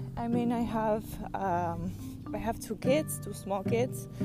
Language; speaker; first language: English; non-native, fluent; Dutch